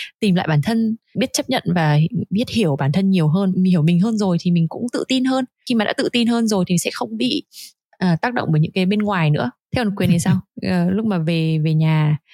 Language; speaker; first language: Vietnamese; native; Vietnamese